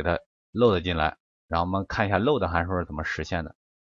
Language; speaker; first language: Chinese; native; Chinese